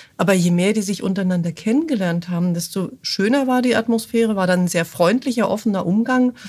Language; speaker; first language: German; native; German